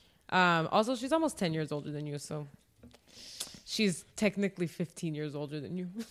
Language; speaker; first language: English; early bilingual, other home language; Spanish